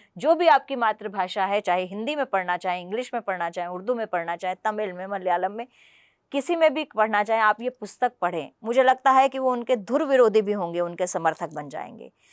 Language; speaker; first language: Hindi; non-native, local second language; Punjabi